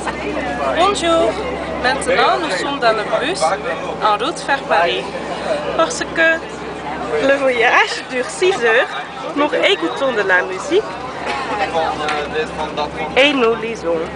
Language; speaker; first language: French; non-native, learner; Dutch